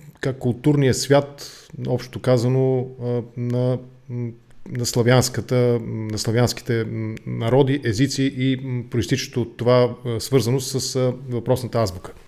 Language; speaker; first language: Bulgarian; native; Bulgarian